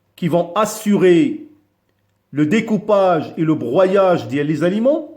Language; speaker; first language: French; non-native, local second language; Arabic